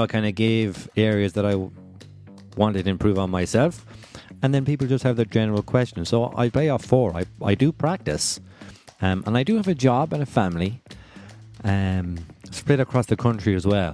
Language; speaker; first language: English; native; English